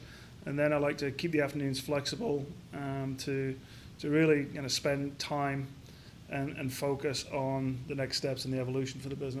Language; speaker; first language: English; native; English